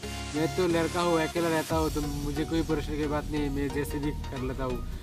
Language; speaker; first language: Hindi; non-native, local second language; Bangla